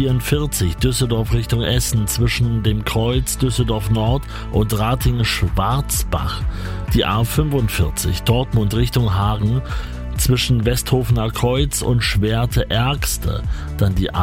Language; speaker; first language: German; native; German